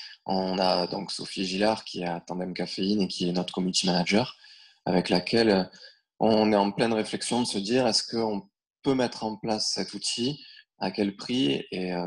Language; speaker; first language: French; native; French